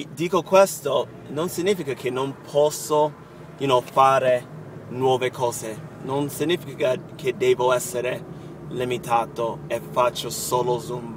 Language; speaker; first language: Italian; non-native, fluent; English